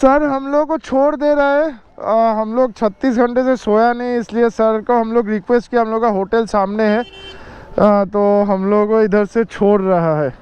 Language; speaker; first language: Hindi; non-native, local second language; Bangla